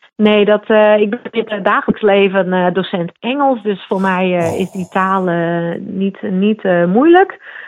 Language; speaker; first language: Dutch; non-native, local second language; Western Frisian